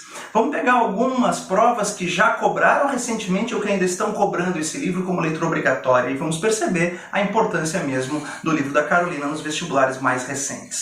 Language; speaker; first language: Portuguese; native; Portuguese